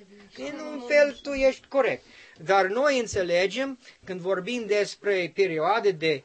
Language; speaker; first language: Romanian; non-native, learner; English